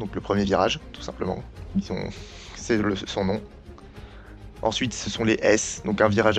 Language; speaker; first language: French; native; French